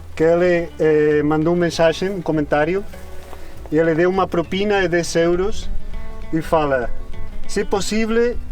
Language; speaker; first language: Portuguese; non-native, fluent; Spanish